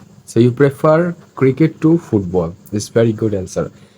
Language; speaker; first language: English; non-native, fluent; Bangla